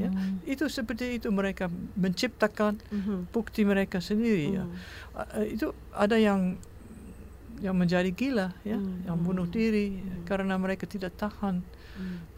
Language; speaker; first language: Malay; non-native, fluent; Dutch